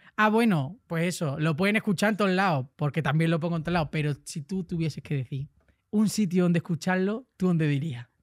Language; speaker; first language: Spanish; native; Spanish